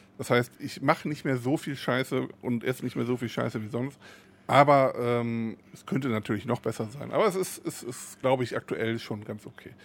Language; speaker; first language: German; native; German